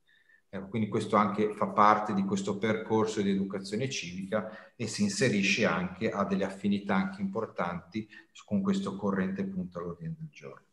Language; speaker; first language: Italian; native; Italian